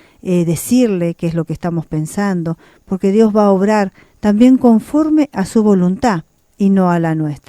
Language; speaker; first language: Spanish; native; Spanish